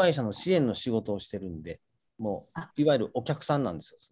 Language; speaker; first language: Japanese; native; Japanese